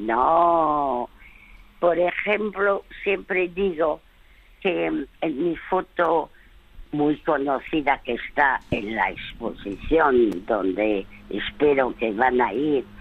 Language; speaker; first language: Spanish; early bilingual, other home language; French